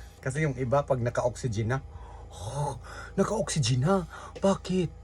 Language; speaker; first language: Filipino; non-native, local second language; Cebuano